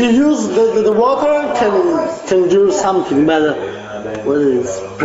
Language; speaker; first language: English; non-native, learner; Italian